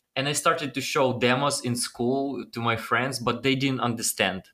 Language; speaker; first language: English; non-native, fluent; Ukrainian